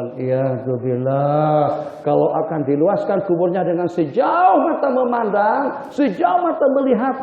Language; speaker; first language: Malay; non-native, fluent; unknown